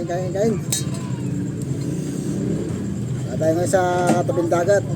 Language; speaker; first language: Filipino; native; Filipino